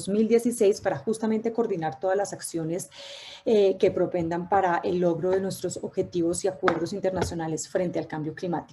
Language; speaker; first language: Spanish; native; Spanish